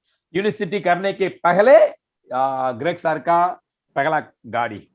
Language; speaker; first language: Hindi; non-native, fluent; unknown